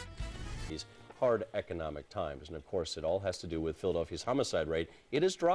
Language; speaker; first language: English; native; English